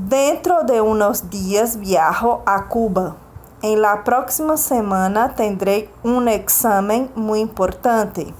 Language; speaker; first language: Spanish; non-native, fluent; Portuguese